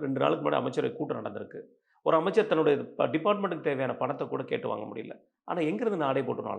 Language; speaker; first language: Tamil; native; Tamil